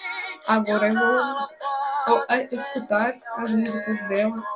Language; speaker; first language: Portuguese; non-native, learner; Russian